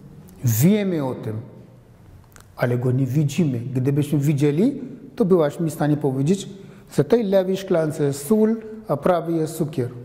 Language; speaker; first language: Polish; non-native, fluent; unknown